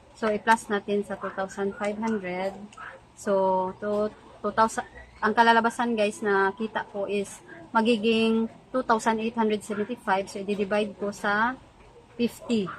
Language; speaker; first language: Filipino; non-native, local second language; Cebuano